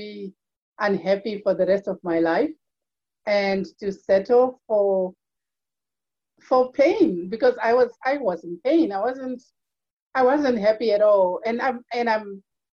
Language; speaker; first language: English; non-native, local second language; Shona